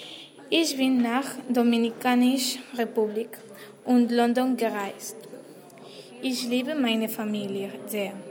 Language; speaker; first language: German; non-native, learner; Spanish